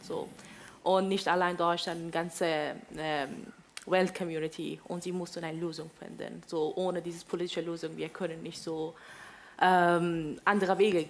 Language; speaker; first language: German; non-native, fluent; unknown